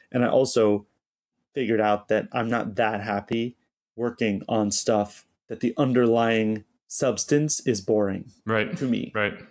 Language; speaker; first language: English; native; English